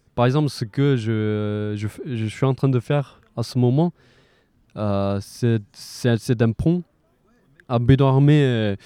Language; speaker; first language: French; non-native, fluent; Chinese